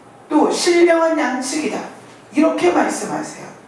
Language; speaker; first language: Korean; native; Korean